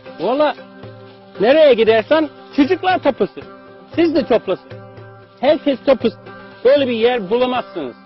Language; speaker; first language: Turkish; non-native, fluent; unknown